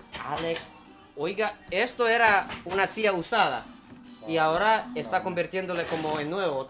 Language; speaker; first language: Spanish; non-native, fluent; English